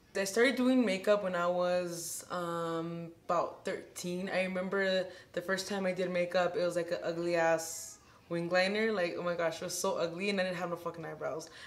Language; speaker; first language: English; early bilingual, other home language; Spanish